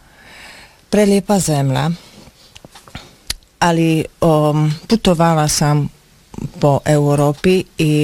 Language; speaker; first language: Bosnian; non-native, learner; Slovak